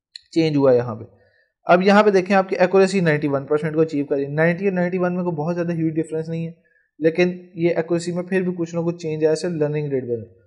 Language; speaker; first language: Urdu; non-native, local second language; Punjabi